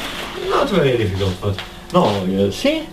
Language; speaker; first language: English; non-native, learner; Russian